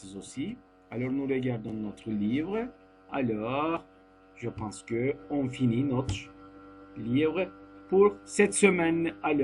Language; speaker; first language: French; non-native, fluent; Turkish